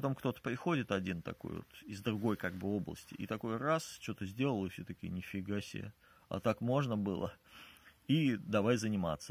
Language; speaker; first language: Russian; native; Russian